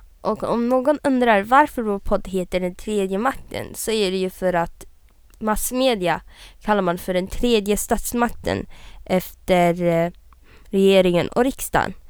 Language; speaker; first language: Swedish; native; Swedish